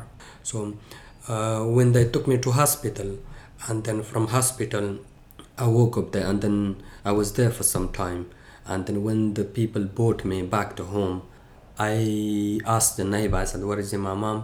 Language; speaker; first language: English; early bilingual, other home language; Persian